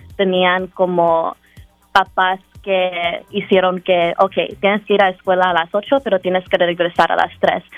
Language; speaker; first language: Spanish; early bilingual, heritage; Spanish